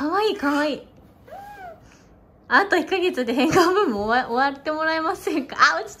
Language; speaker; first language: Japanese; native; Japanese